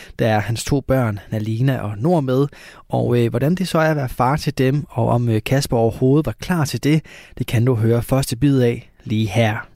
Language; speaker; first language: Danish; native; Danish